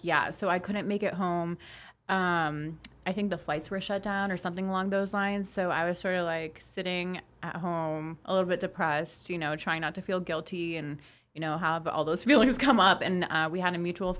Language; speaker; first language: English; non-native, fluent; Polish